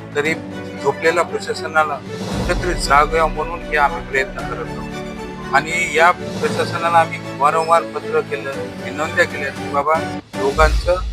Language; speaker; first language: Marathi; native; Marathi